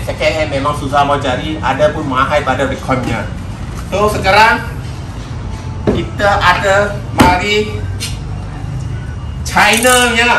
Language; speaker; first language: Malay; non-native, local second language; Chinese